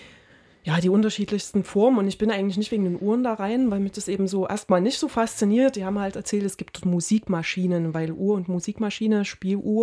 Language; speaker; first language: German; native; German